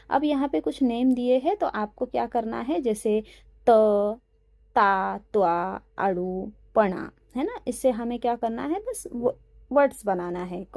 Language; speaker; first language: Hindi; non-native, local second language; Marathi